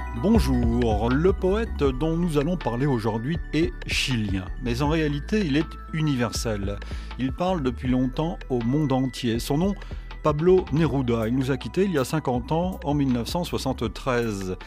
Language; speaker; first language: French; native; French